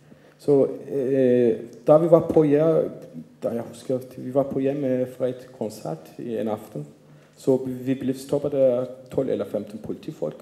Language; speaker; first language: Danish; non-native, fluent; Turkish